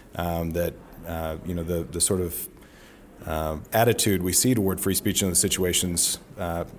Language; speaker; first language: English; native; English